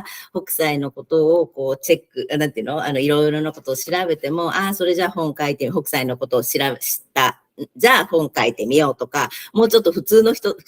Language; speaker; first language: Japanese; native; Japanese